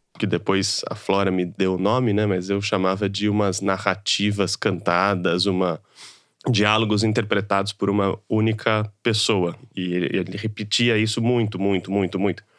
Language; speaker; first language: Portuguese; native; Portuguese